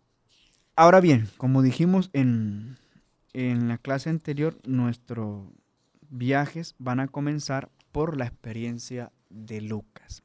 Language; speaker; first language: Spanish; native; Spanish